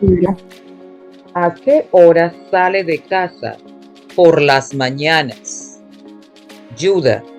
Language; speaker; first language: Spanish; non-native, fluent; English